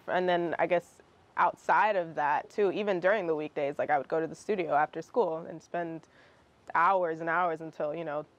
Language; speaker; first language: English; early bilingual, other home language; Russian